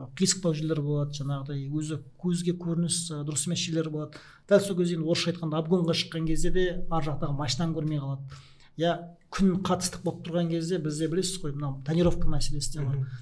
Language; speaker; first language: Kazakh; non-native, local second language; Russian